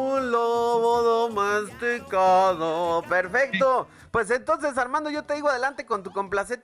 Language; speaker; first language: Spanish; native; Spanish